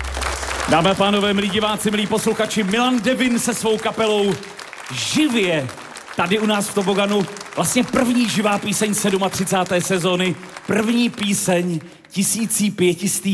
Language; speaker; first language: Czech; native; Czech